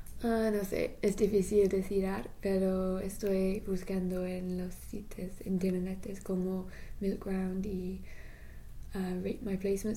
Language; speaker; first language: Spanish; non-native, fluent; English